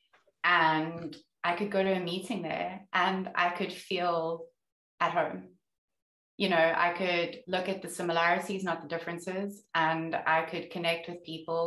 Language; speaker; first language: English; native; English